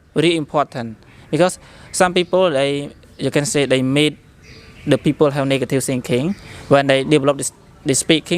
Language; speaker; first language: English; non-native, learner; Khmer